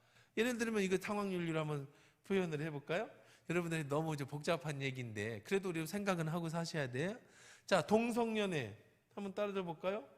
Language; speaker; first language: Korean; native; Korean